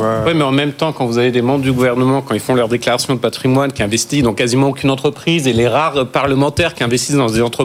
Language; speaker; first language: French; native; French